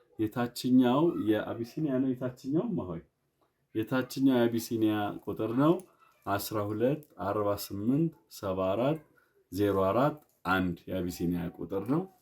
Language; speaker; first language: Amharic; native; Amharic